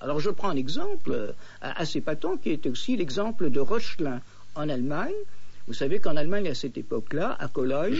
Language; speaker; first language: French; native; French